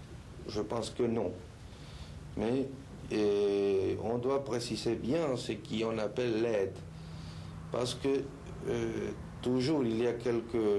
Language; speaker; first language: French; non-native, fluent; Spanish